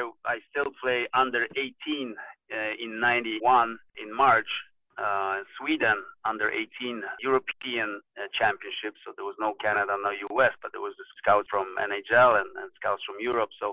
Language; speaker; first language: English; non-native, fluent; Polish